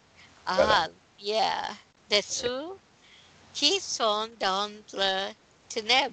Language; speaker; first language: French; non-native, learner; English